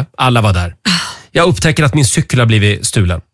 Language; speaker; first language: Swedish; native; Swedish